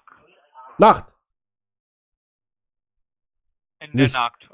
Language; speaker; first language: German; non-native, learner; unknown